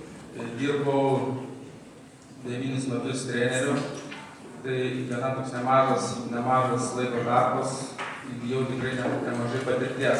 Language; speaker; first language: Lithuanian; native; Lithuanian